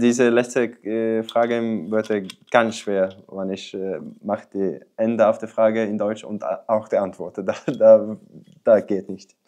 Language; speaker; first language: German; non-native, learner; Swedish